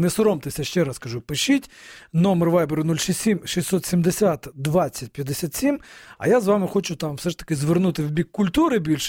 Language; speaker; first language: Ukrainian; native; Ukrainian